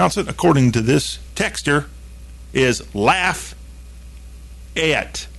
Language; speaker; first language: English; native; English